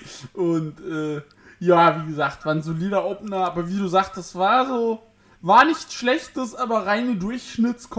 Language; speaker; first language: German; native; German